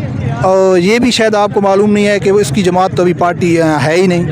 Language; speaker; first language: Urdu; native; Urdu